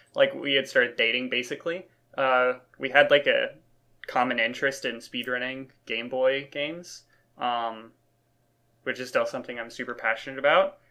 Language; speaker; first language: English; native; English